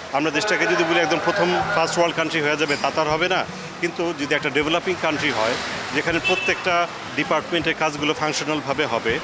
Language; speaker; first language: Bangla; native; Bangla